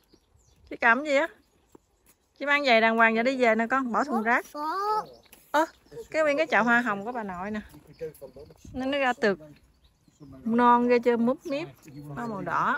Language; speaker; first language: Vietnamese; native; Vietnamese